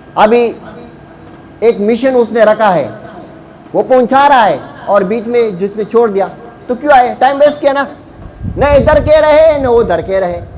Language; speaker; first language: Urdu; non-native, local second language; Pashto